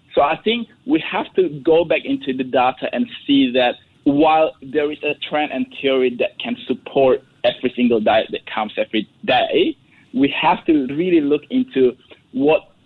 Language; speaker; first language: English; non-native, fluent; Indonesian